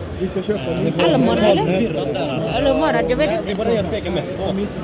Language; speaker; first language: Swedish; non-native, learner; Thai